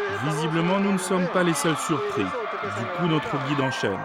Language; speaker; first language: French; native; French